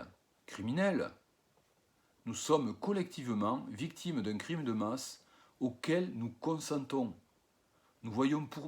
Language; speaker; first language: French; native; French